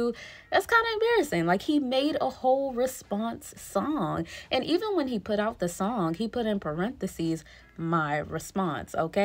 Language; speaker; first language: English; native; English